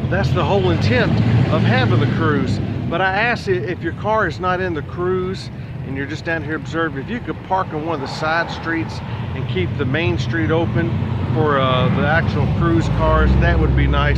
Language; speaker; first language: English; native; English